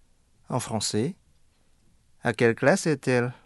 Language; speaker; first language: French; non-native, fluent; Indonesian